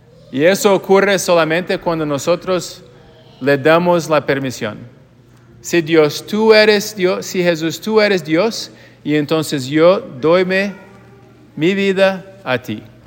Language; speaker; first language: Spanish; non-native, fluent; English